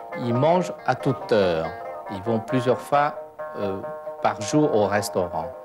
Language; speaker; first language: French; non-native, fluent; Cantonese